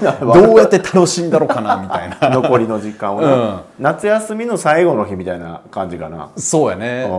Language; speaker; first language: Japanese; native; Japanese